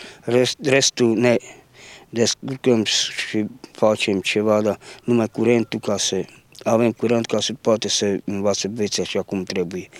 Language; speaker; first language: Romanian; non-native, local second language; Hungarian